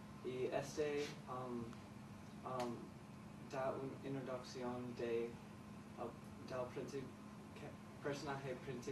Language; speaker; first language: Spanish; non-native, learner; English